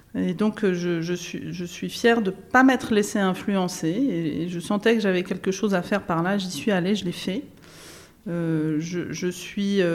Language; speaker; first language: French; native; French